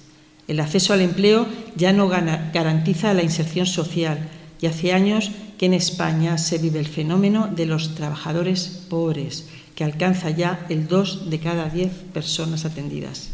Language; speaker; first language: Spanish; native; Spanish